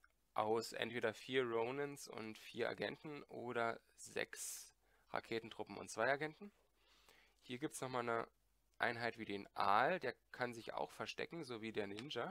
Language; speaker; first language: German; native; German